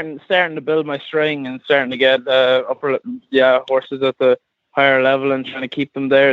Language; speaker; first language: English; native; English